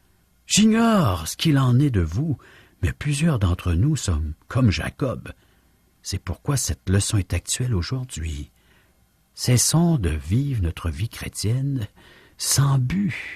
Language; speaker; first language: French; native; French